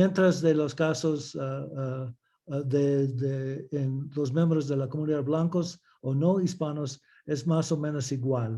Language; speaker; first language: Spanish; early bilingual, heritage; English